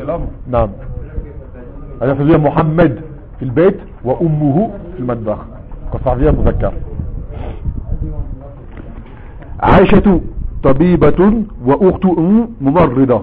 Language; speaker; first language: Arabic; non-native, fluent; French